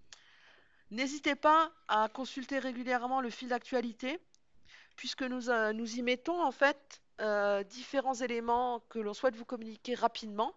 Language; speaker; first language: French; native; French